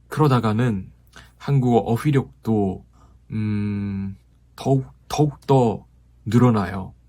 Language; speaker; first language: Korean; non-native, fluent; Japanese